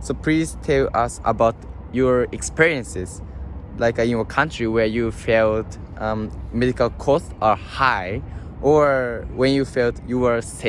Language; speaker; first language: English; non-native, learner; Japanese